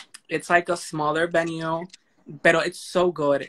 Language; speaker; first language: English; non-native, local second language; Spanish